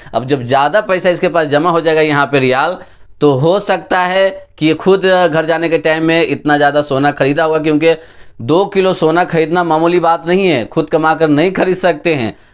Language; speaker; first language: Hindi; native; Hindi